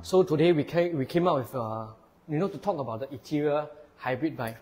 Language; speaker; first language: English; non-native, local second language; Chinese